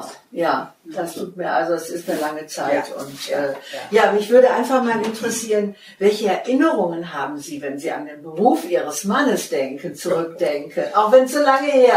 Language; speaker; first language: German; native; German